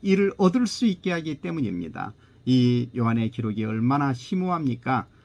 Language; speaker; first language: Korean; native; Korean